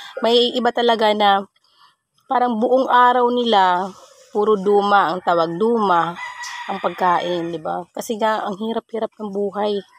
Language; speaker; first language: Filipino; non-native, local second language; Waray